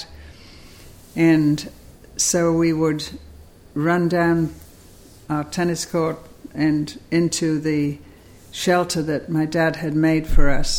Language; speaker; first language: English; native; English